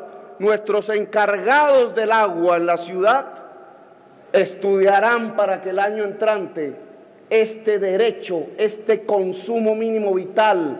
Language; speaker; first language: Spanish; native; Spanish